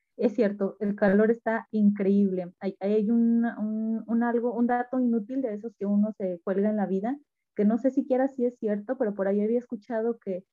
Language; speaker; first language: Spanish; native; Spanish